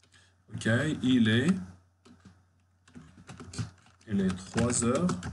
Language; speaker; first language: French; non-native, fluent; Arabic